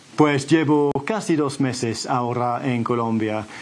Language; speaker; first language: Spanish; non-native, fluent; English